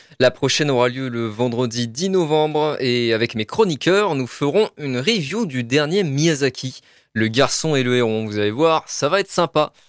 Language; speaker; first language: French; native; French